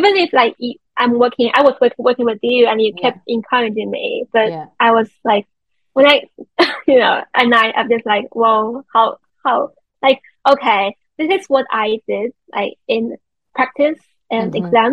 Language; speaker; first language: English; non-native, fluent; Chinese